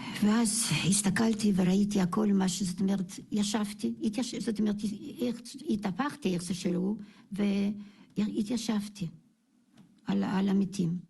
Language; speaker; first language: Hebrew; non-native, fluent; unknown